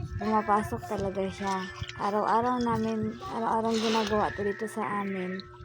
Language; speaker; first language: Filipino; non-native, local second language; Waray